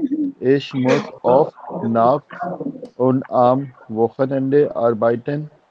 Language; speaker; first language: German; non-native, learner; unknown